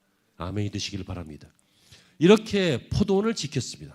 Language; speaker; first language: Korean; native; Korean